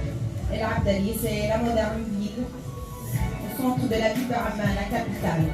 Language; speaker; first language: French; non-native, learner; Arabic